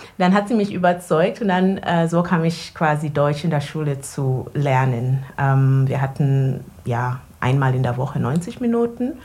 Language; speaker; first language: German; non-native, fluent; Ganda